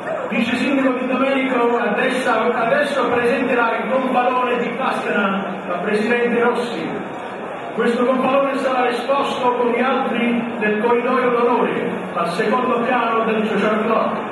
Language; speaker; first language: Italian; early bilingual, heritage; Italian